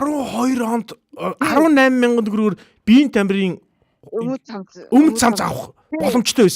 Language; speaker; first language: Mongolian; native; Mongolian